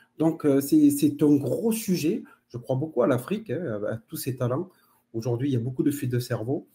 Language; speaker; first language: French; native; French